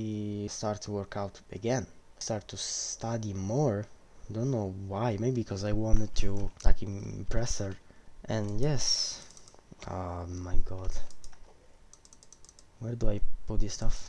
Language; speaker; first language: English; non-native, fluent; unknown